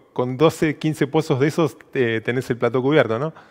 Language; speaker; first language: Spanish; native; Spanish